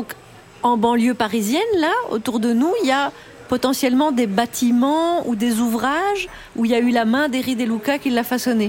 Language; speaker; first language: French; native; French